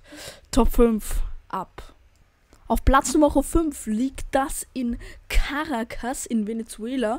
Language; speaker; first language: German; native; German